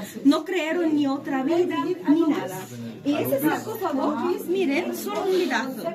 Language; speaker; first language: Spanish; non-native, fluent; Arabic